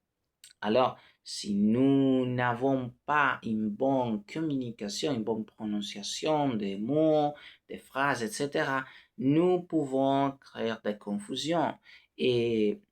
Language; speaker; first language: French; non-native, learner; Spanish